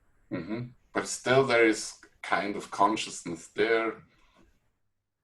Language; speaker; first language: English; non-native, fluent; German